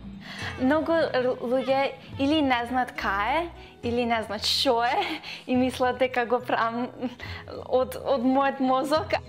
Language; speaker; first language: Macedonian; early bilingual, other home language; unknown